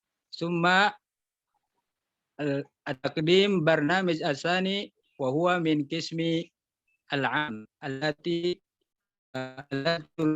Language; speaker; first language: Arabic; non-native, fluent; Indonesian